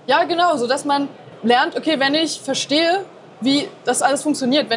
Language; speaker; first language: German; native; German